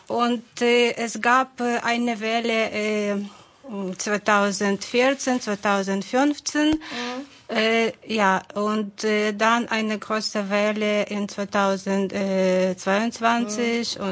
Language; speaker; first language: German; non-native, fluent; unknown